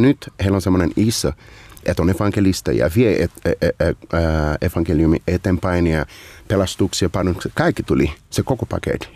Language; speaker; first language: Finnish; non-native, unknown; Portuguese